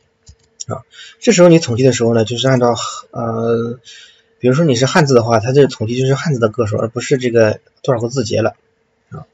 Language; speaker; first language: Chinese; native; Chinese